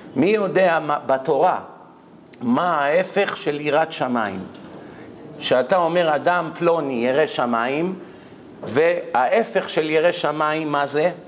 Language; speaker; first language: Hebrew; native; Hebrew